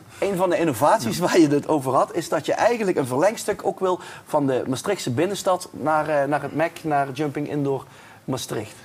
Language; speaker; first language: Dutch; native; Dutch